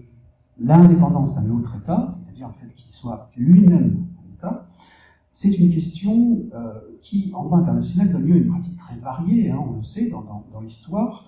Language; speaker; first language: French; native; French